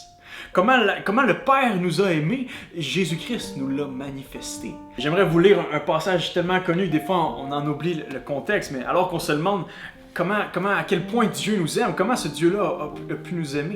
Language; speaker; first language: French; native; French